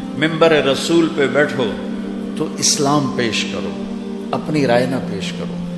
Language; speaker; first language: Urdu; non-native, local second language; Punjabi